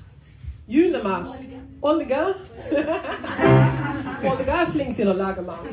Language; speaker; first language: Norwegian; non-native, fluent; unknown